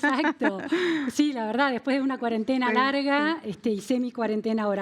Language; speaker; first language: Spanish; native; Spanish